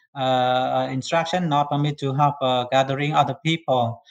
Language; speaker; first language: English; non-native, learner; Khmer